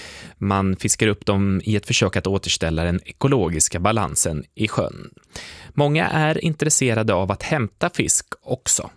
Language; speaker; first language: Swedish; native; Swedish